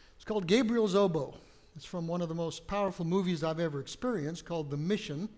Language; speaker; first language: English; native; English